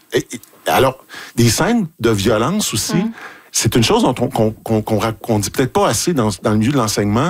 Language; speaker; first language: French; native; French